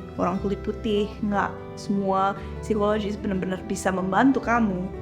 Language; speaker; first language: Indonesian; early bilingual, heritage; English